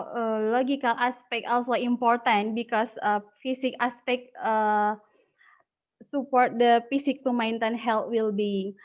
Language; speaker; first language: English; non-native, learner; Indonesian